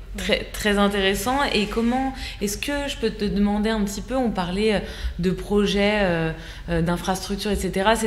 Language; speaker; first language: French; native; French